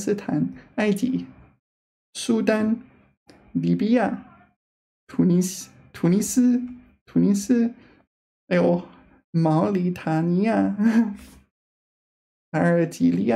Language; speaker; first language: Chinese; non-native, fluent; English